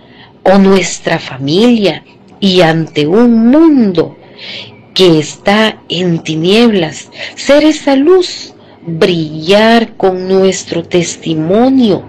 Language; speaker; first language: Spanish; native; Spanish